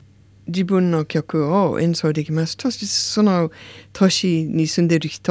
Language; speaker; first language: Japanese; non-native, learner; English